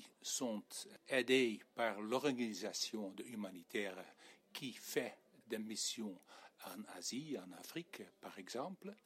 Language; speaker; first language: French; non-native, fluent; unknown